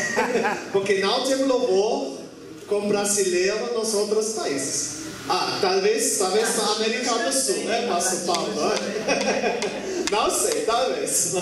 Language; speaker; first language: Portuguese; non-native, learner; German